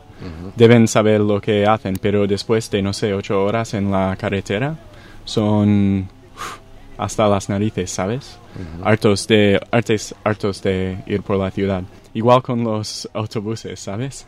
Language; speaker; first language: Spanish; non-native, fluent; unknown